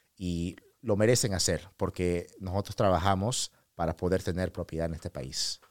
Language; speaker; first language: Spanish; early bilingual, heritage; Spanish